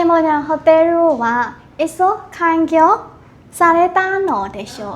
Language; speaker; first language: Japanese; non-native, learner; Burmese